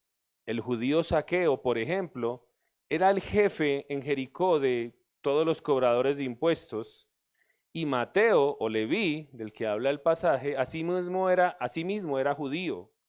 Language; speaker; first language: Spanish; native; Spanish